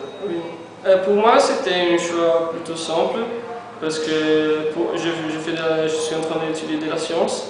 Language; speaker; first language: French; non-native, fluent; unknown